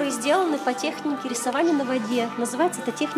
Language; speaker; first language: Russian; native; Russian